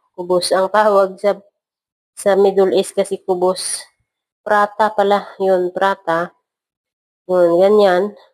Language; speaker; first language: Filipino; non-native, local second language; Hiligaynon